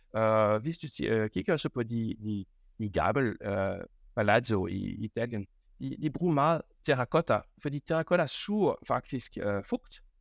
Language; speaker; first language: Danish; non-native, fluent; French